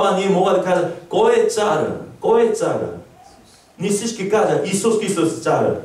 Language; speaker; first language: Bulgarian; non-native, learner; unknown